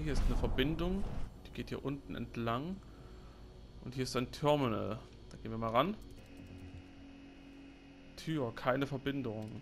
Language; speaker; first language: German; native; German